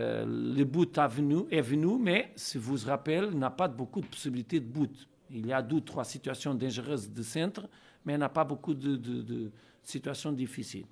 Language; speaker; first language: French; non-native, learner; Portuguese